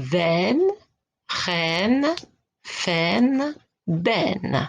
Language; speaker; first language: French; native; French